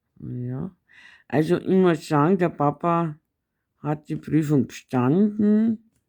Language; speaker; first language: German; native; German